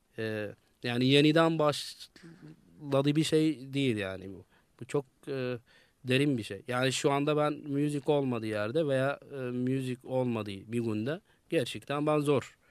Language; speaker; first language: Turkish; non-native, fluent; Arabic